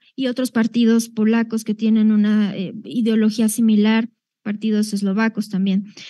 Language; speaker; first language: Spanish; native; Spanish